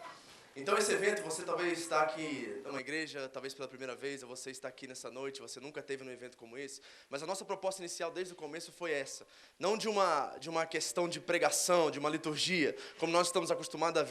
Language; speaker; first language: Portuguese; native; Portuguese